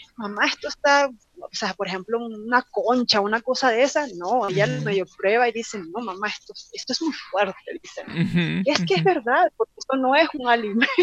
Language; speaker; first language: Spanish; native; Spanish